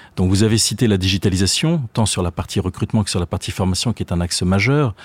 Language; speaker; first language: French; native; French